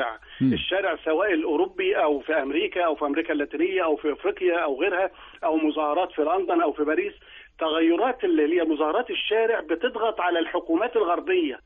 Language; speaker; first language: Arabic; native; Arabic